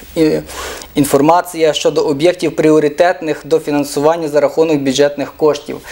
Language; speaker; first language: Ukrainian; native; Ukrainian